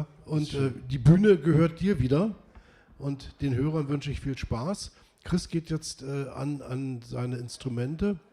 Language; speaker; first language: German; native; German